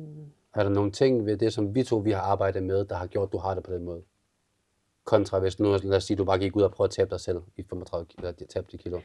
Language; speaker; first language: Danish; native; Danish